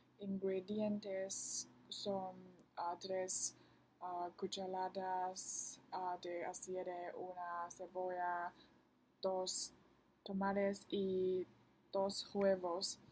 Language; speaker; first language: Spanish; non-native, learner; Chinese